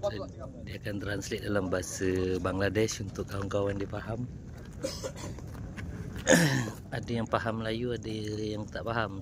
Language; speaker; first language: Malay; native; Malay